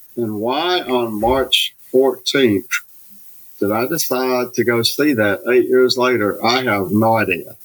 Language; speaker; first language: English; native; English